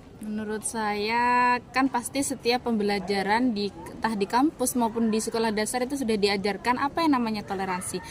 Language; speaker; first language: Indonesian; native; Indonesian